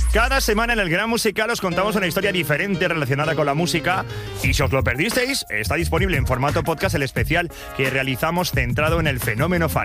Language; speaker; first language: Spanish; native; Spanish